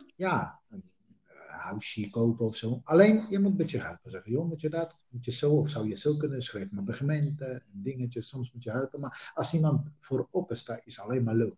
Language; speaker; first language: Dutch; non-native, fluent; Polish